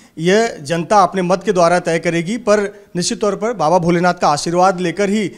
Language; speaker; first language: Hindi; native; Hindi